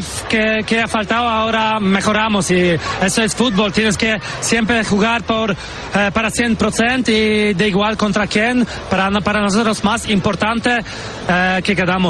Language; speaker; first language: Spanish; non-native, learner; Polish